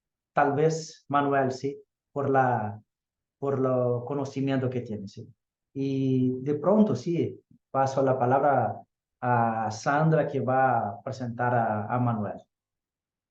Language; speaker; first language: Spanish; non-native, fluent; Portuguese